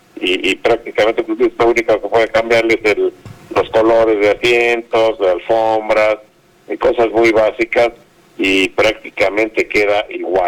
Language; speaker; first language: Spanish; native; Spanish